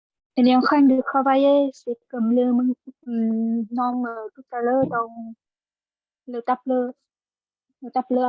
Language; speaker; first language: French; non-native, learner; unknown